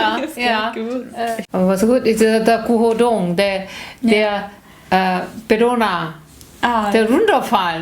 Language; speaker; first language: German; non-native, learner; Korean